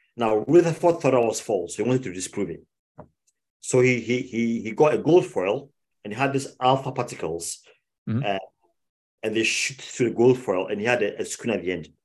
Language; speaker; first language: English; non-native, local second language; Akan